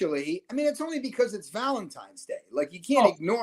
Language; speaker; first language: English; native; English